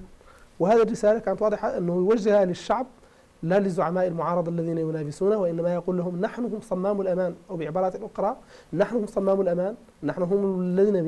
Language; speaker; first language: Arabic; native; Arabic